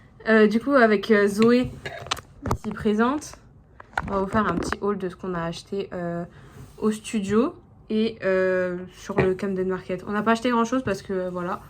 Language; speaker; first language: French; native; French